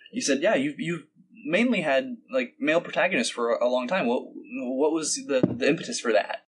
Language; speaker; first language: English; native; English